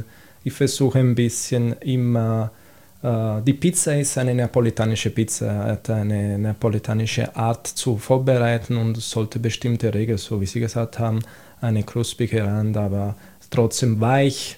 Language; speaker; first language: German; non-native, fluent; Italian